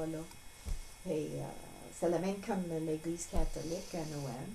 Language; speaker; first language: French; non-native, learner; English